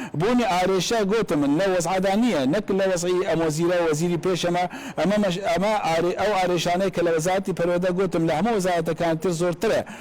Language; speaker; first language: Central Kurdish; non-native, local second language; Kurdish